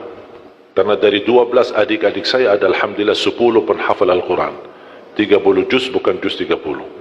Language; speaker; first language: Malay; non-native, fluent; Arabic